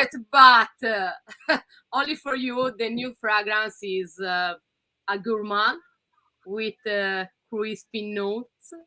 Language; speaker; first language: English; non-native, learner; Italian